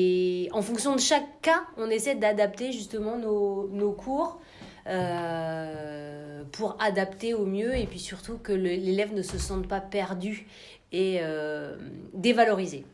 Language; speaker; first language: French; native; French